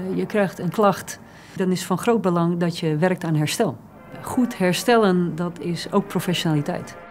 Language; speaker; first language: Dutch; native; Dutch